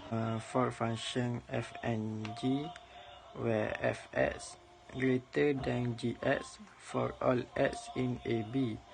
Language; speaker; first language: English; non-native, local second language; Malay